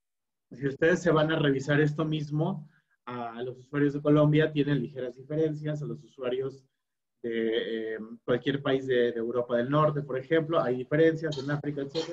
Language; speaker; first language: Spanish; native; Spanish